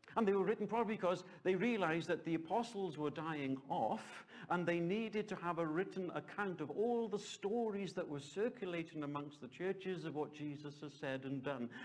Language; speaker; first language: English; native; English